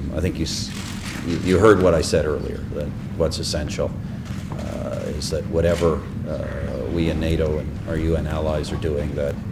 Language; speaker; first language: English; native; English